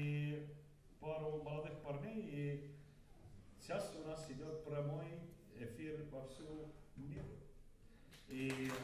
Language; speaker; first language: Russian; non-native, learner; Estonian